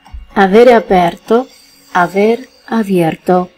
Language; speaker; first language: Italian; non-native, learner; Spanish